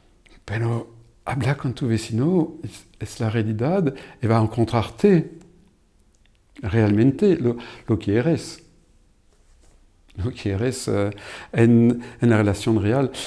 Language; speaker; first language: Spanish; non-native, fluent; French